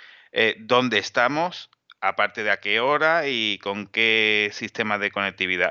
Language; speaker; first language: Spanish; native; Spanish